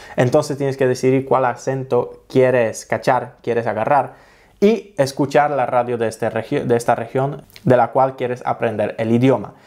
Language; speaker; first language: Spanish; non-native, fluent; Polish